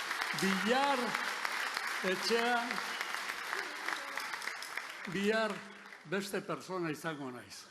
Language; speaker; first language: Basque; non-native, local second language; Spanish